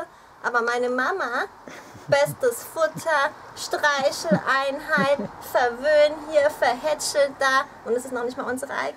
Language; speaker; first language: German; early bilingual, other home language; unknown